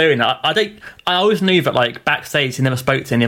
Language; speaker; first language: English; native; English